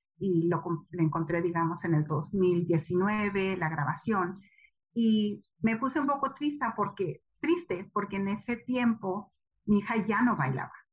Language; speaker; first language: Spanish; early bilingual, heritage; Spanish